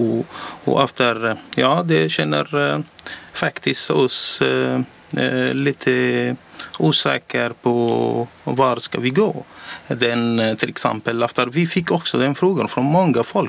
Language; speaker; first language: Swedish; non-native, learner; Arabic